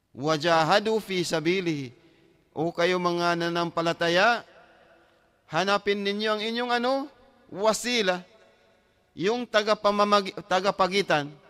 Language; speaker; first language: Filipino; non-native, local second language; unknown